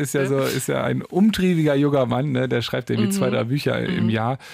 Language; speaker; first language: German; native; German